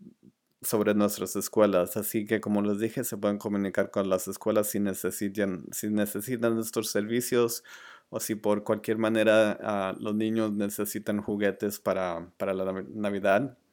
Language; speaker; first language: Spanish; early bilingual, other home language; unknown